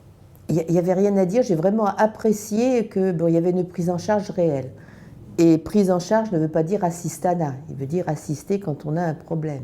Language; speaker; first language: French; native; French